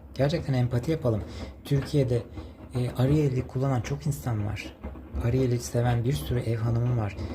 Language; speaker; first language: Turkish; native; Turkish